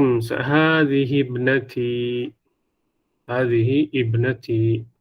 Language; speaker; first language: Arabic; non-native, fluent; Divehi